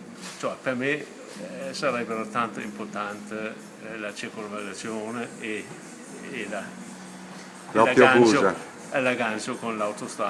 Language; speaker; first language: Italian; non-native, fluent; Danish